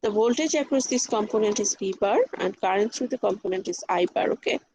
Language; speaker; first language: English; non-native, local second language; Bangla